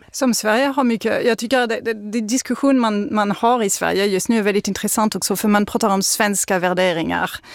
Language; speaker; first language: Swedish; non-native, fluent; French